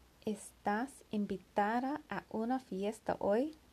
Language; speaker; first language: Spanish; non-native, learner; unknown